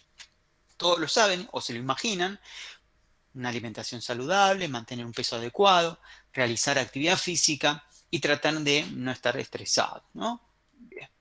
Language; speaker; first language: Spanish; native; Spanish